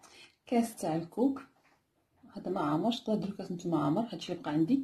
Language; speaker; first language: Arabic; native; Arabic